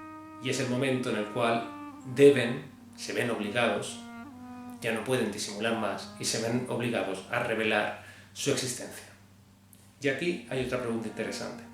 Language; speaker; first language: Spanish; native; Spanish